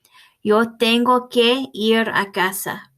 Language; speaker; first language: Spanish; non-native, fluent; English